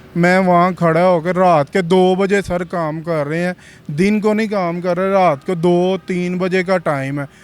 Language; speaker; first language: Urdu; non-native, local second language; Punjabi